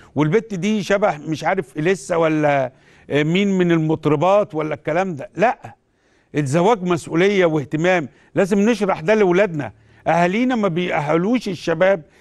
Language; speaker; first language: Arabic; native; Arabic